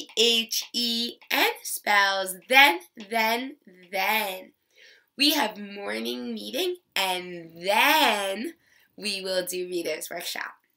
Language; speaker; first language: English; native; English